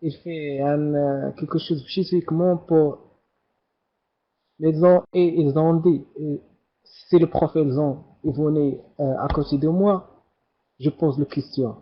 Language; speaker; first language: French; non-native, learner; Arabic